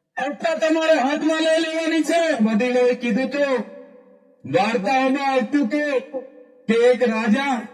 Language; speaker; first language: Gujarati; non-native, local second language; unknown